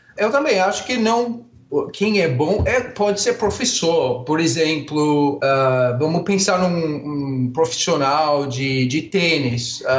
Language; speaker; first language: Portuguese; non-native, fluent; English